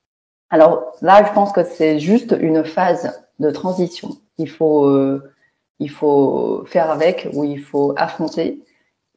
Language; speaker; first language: French; non-native, fluent; Chinese